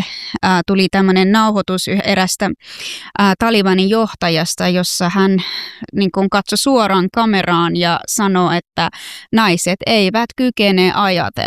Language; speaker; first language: Finnish; non-native, fluent; Persian